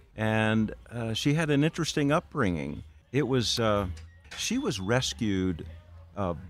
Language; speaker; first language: English; native; English